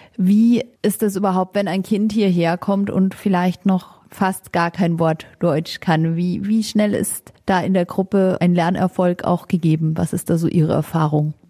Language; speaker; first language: German; native; German